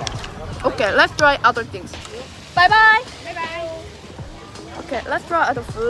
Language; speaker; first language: English; non-native, learner; Korean